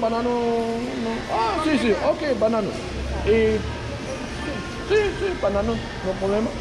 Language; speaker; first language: Spanish; non-native, learner; German